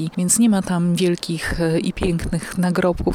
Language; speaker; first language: Polish; native; Polish